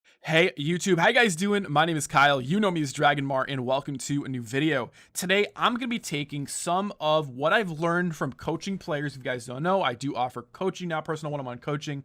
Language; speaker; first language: English; native; English